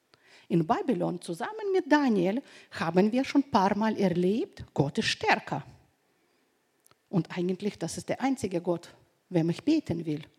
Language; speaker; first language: German; non-native, fluent; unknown